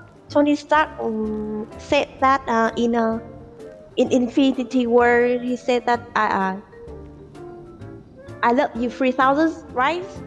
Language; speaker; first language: English; non-native, learner; Vietnamese